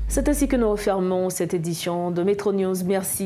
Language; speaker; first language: French; non-native, local second language; Haitian Creole